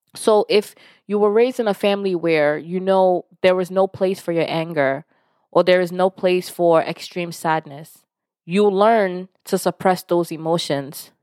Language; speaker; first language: English; early bilingual, other home language; Yoruba